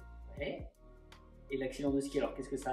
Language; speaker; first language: French; native; French